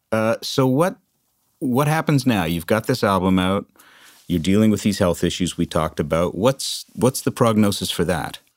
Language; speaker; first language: English; native; English